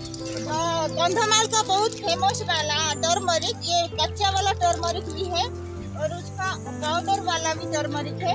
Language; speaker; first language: Hindi; non-native, local second language; Odia